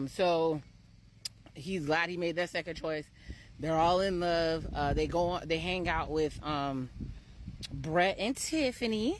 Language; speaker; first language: English; native; English